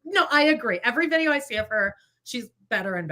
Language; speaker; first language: English; native; English